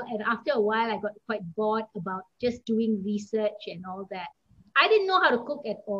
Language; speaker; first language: English; native; English